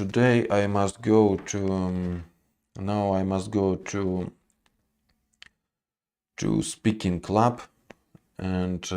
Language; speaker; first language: English; non-native, learner; Russian